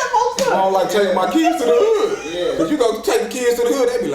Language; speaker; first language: English; native; English